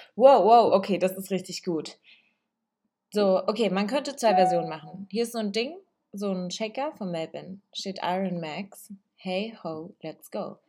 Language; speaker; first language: German; early bilingual, other home language; Italian